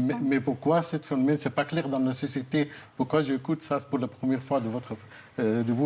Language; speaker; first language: French; non-native, fluent; Arabic